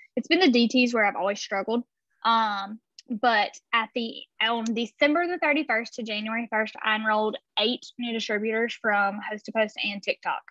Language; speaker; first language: English; native; English